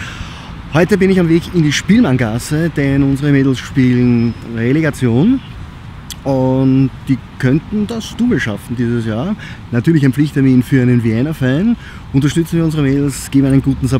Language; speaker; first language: German; native; German